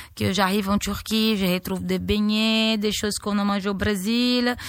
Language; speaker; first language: French; non-native, fluent; Portuguese